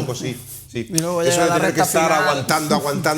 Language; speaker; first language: Spanish; native; Spanish